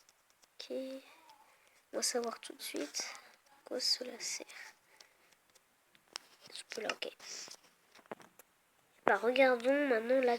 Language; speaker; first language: French; native; French